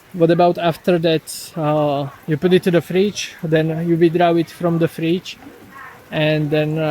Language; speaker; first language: English; non-native, fluent; Slovak